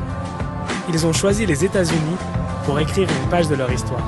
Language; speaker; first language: French; native; French